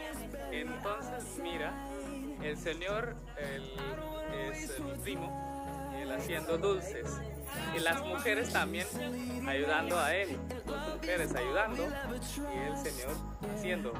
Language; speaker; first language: Spanish; non-native, learner; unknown